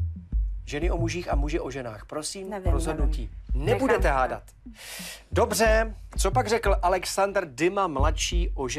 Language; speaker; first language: Czech; native; Czech